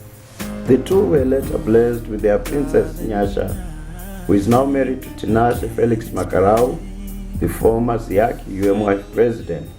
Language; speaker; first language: English; non-native, local second language; Shona